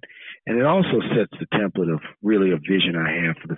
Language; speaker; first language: English; native; English